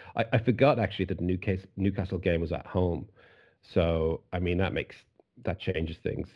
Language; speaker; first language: English; native; English